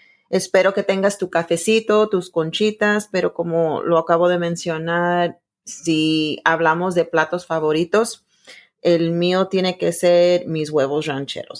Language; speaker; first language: Spanish; early bilingual, heritage; Spanish